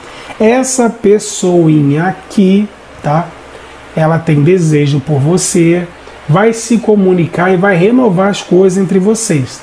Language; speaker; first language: Portuguese; native; Portuguese